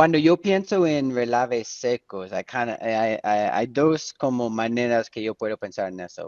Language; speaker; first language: Spanish; non-native, fluent; English